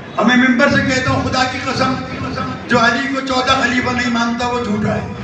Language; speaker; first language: Urdu; non-native, local second language; Sindhi